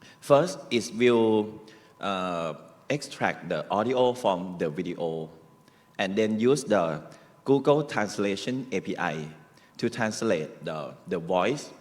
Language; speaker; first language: English; non-native, learner; Thai